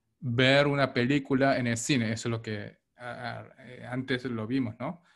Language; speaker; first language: Spanish; non-native, fluent; Korean